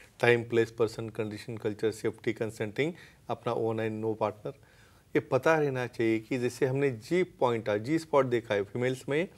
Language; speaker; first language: Hindi; non-native, local second language; Marathi